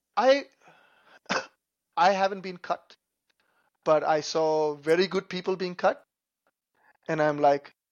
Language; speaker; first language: English; non-native, local second language; Tamil